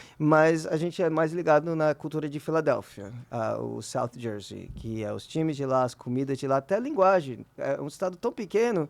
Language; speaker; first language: Portuguese; early bilingual, heritage; Portuguese